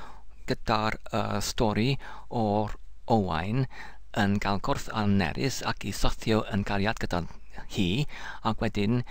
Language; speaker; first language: Welsh; non-native, learner; English